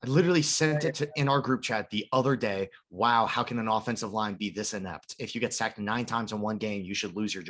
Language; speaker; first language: English; native; English